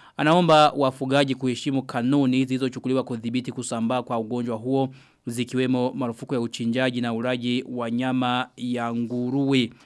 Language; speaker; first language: Swahili; non-native, local second language; Rundi